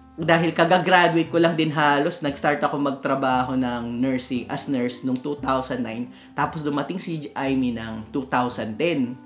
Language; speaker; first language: Filipino; native; Filipino